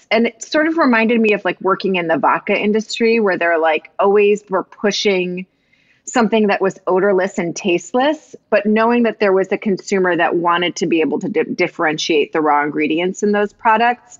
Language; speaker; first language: English; native; English